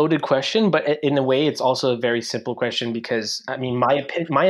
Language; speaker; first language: English; non-native, fluent; French